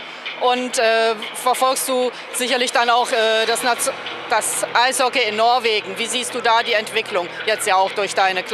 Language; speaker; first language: German; native; German